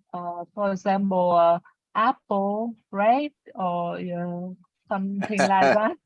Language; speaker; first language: English; non-native, learner; Vietnamese